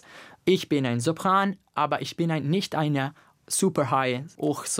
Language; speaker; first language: German; non-native, fluent; Italian